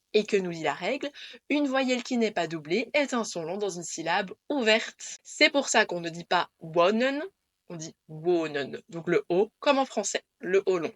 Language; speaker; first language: French; native; French